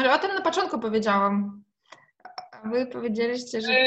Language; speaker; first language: Polish; non-native, fluent; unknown